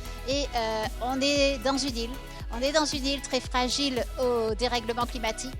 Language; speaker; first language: French; native; French